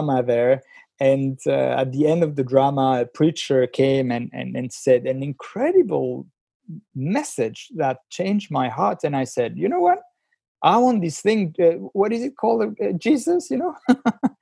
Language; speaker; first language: English; non-native, fluent; French